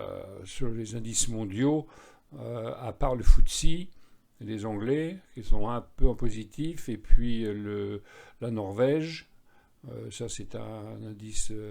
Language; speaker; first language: French; native; French